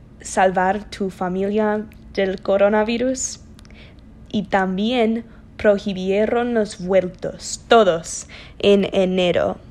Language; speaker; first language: Spanish; non-native, learner; English